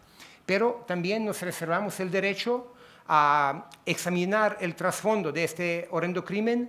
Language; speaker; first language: Spanish; native; Spanish